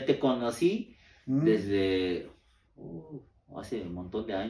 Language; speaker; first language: Spanish; non-native, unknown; Japanese